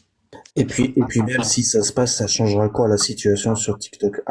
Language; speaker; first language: French; native; French